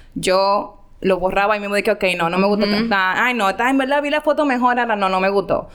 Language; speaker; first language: Spanish; native; Spanish